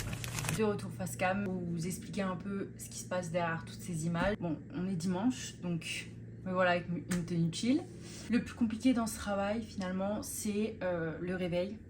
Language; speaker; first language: French; native; French